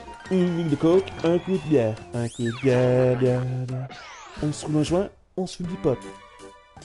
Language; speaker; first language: French; native; French